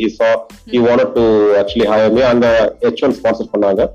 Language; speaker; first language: English; non-native, local second language; Tamil